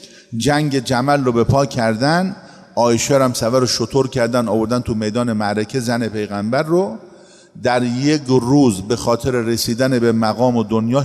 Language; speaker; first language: Persian; native; Persian